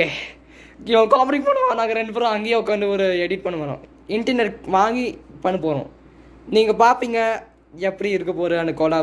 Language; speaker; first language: Tamil; early bilingual, heritage; Tamil